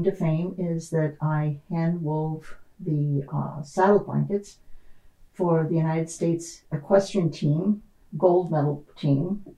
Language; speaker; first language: English; native; English